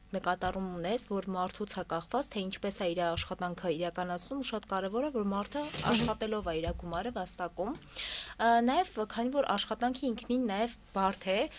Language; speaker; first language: Armenian; native; Armenian